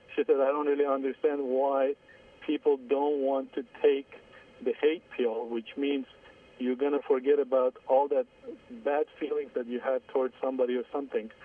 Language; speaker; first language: English; non-native, fluent; Armenian